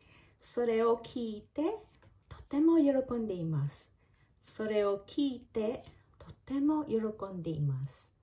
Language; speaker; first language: Japanese; non-native, fluent; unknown